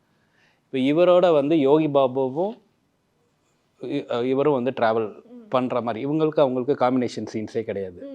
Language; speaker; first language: Tamil; native; Tamil